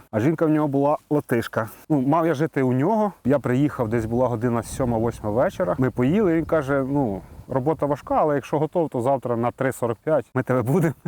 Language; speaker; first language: Ukrainian; native; Ukrainian